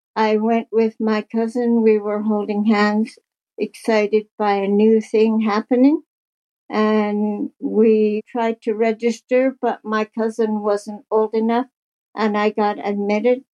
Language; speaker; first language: English; native; English